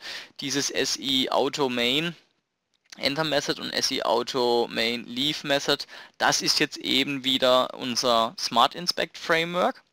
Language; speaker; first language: German; native; German